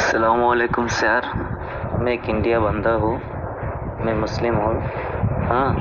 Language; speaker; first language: Hindi; non-native, local second language; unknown